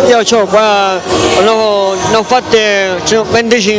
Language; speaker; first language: Italian; non-native, local second language; Sicilian